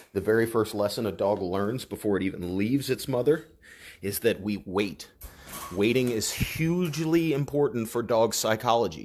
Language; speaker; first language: English; native; English